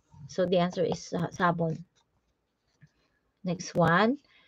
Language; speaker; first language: English; non-native, local second language; Filipino